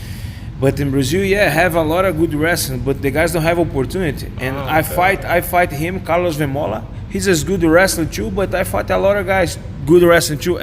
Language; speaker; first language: English; non-native, learner; Portuguese